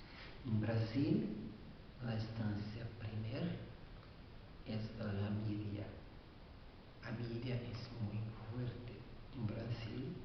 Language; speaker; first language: Spanish; non-native, fluent; Portuguese